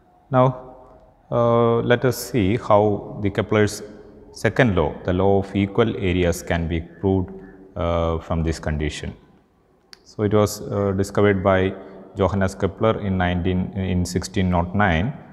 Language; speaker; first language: English; non-native, local second language; Malayalam